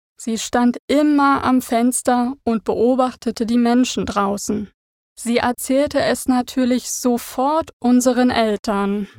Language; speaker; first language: German; native; German